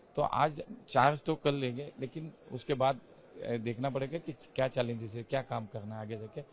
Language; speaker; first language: Hindi; non-native, local second language; Marathi